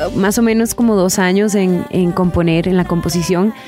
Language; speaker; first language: Spanish; native; Spanish